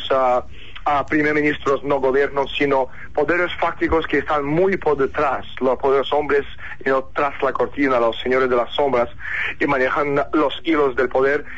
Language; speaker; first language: Spanish; non-native, fluent; Russian